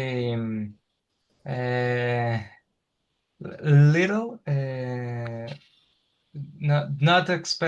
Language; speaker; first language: English; non-native, learner; Spanish